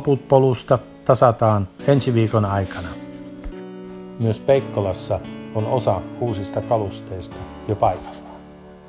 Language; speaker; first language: Finnish; native; Finnish